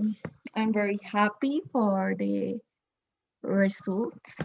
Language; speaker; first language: English; non-native, learner; Spanish